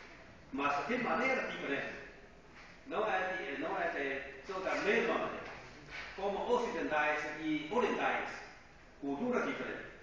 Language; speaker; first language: Portuguese; non-native, fluent; Chinese